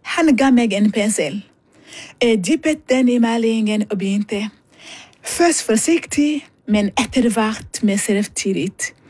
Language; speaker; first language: Norwegian; non-native, fluent; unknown